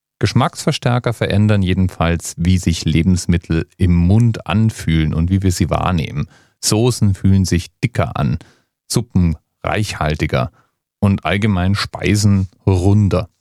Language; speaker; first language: German; native; German